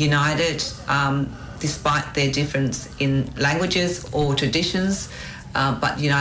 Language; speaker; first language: English; non-native, local second language; Vietnamese